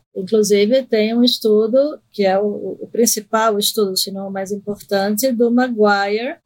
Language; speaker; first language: Portuguese; early bilingual, other home language; Spanish